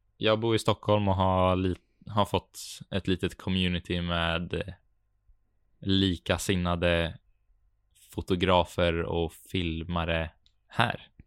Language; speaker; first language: Swedish; native; Swedish